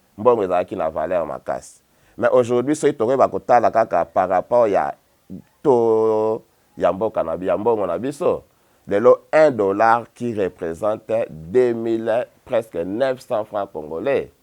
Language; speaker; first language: Lingala; native; Lingala